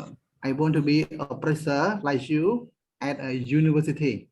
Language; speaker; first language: English; non-native, learner; Khmer